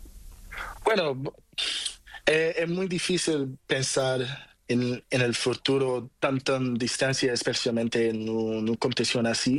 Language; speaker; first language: Spanish; non-native, learner; Portuguese